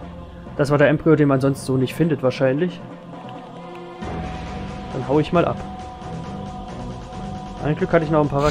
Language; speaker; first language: German; native; German